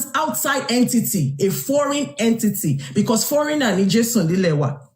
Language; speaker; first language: English; non-native, local second language; Yoruba